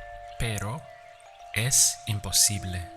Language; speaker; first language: Spanish; non-native, fluent; English